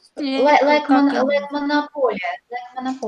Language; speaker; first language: English; non-native, learner; Russian